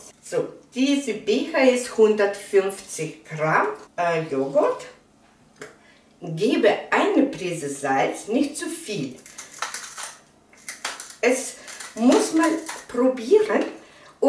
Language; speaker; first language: German; non-native, fluent; Russian